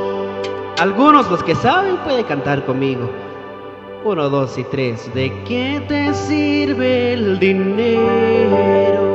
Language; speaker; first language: Spanish; non-native, local second language; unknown